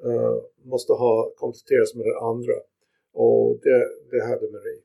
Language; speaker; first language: Swedish; non-native, fluent; English